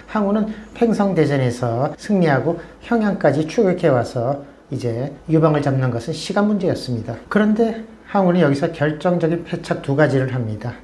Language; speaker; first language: Korean; native; Korean